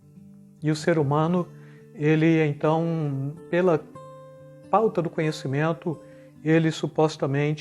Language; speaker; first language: Portuguese; native; Portuguese